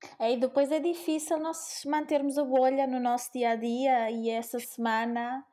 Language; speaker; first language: Portuguese; early bilingual, other home language; Spanish